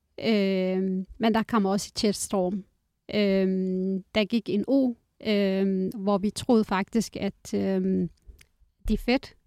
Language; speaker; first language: Danish; non-native, fluent; Arabic